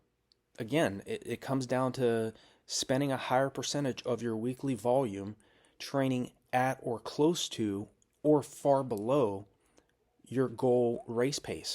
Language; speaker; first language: English; native; English